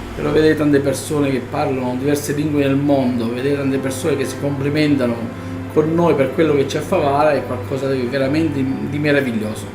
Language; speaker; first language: Italian; native; Italian